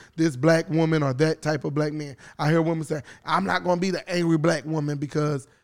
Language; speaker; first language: English; native; English